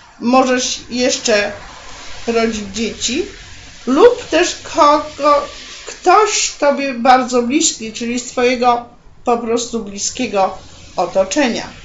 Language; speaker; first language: Polish; native; Polish